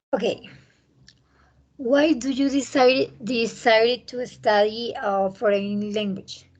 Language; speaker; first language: English; non-native, learner; Spanish